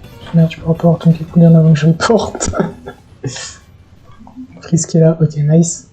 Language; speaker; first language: French; native; French